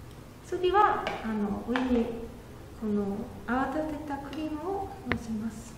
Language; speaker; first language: Japanese; non-native, fluent; German